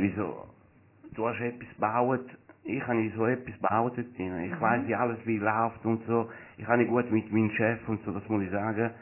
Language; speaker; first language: German; non-native, learner; Italian